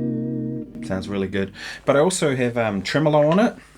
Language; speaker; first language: English; native; English